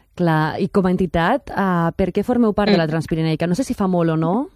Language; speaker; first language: Catalan; native; Catalan